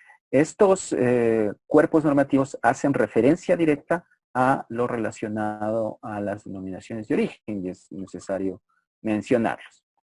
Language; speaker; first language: Spanish; native; Spanish